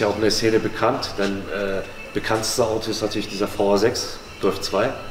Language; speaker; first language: German; native; German